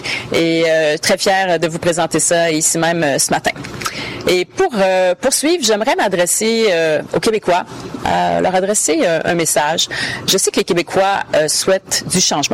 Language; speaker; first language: French; native; French